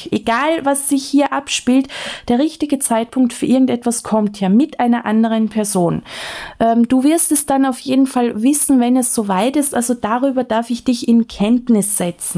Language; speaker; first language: German; native; German